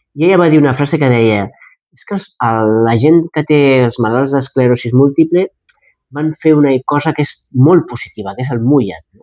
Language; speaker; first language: Catalan; non-native, local second language; Spanish